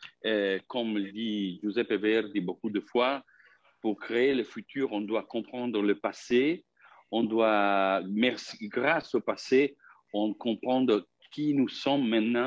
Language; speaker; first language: French; non-native, fluent; Italian